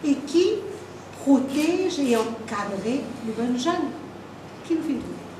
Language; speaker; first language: French; non-native, local second language; Morisyen